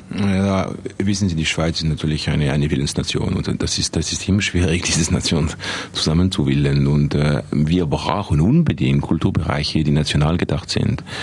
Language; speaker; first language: German; non-native, local second language; French